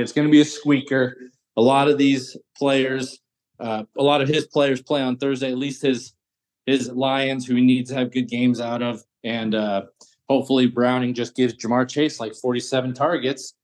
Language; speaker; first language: English; native; English